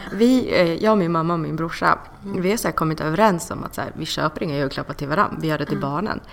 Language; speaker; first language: Swedish; native; Swedish